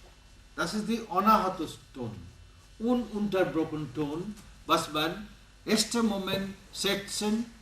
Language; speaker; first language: German; non-native, learner; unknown